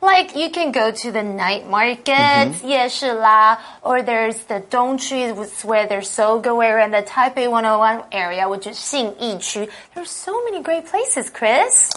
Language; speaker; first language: English; non-native, fluent; Chinese